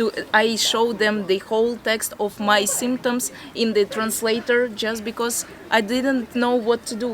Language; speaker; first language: English; non-native, fluent; Latvian